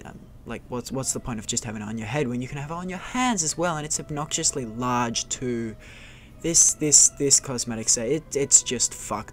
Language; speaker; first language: English; native; English